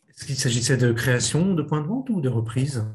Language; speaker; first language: French; native; French